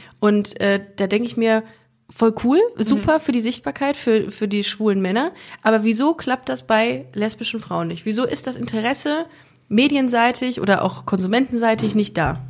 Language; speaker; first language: German; native; German